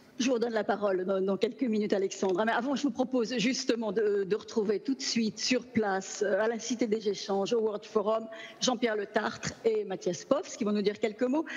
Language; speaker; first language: French; native; French